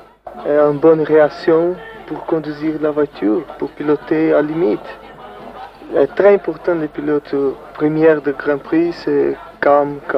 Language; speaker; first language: French; non-native, learner; Portuguese